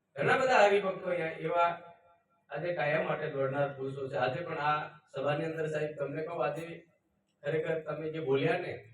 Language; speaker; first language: Gujarati; native; Gujarati